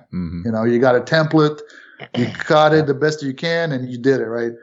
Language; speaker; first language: English; early bilingual, other home language; Romanian